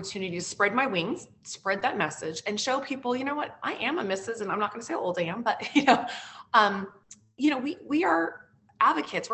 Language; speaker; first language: English; native; English